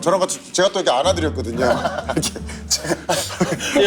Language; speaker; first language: Korean; native; Korean